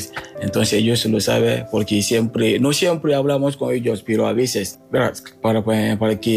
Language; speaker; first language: Spanish; non-native, learner; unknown